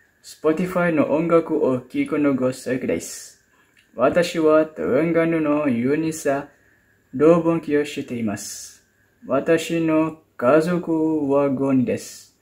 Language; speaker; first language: Japanese; non-native, learner; Malay